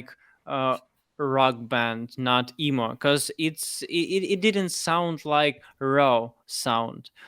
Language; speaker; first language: English; non-native, fluent; Russian